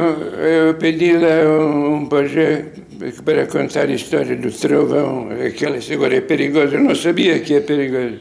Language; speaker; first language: Portuguese; non-native, fluent; Lithuanian